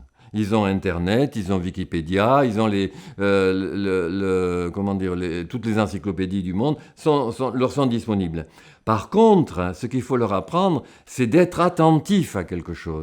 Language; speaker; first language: French; native; French